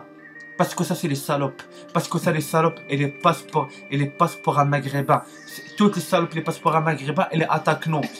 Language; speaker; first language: French; non-native, learner; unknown